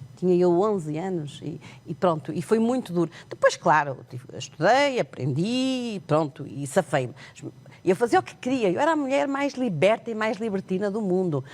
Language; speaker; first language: Portuguese; non-native, local second language; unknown